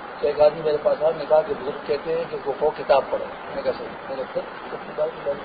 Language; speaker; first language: Urdu; non-native, local second language; Pashto